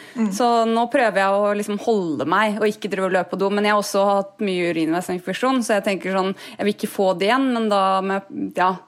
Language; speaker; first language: Norwegian; native; Norwegian